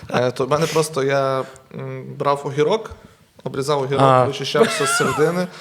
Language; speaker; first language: Ukrainian; native; Ukrainian